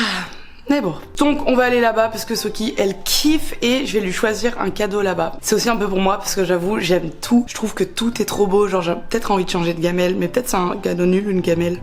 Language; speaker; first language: French; native; French